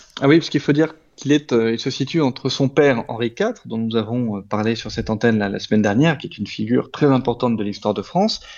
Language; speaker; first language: French; native; French